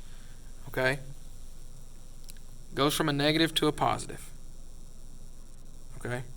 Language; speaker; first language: English; native; English